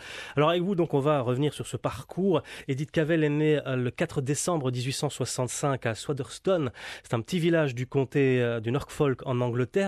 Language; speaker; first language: French; native; French